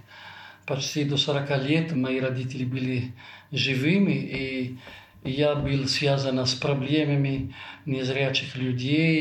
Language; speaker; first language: Russian; non-native, fluent; Italian